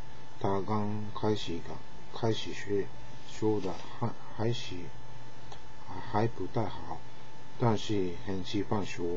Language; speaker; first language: Chinese; non-native, learner; Japanese